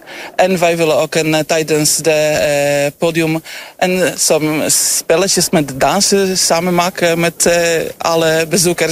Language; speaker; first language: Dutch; non-native, learner; Polish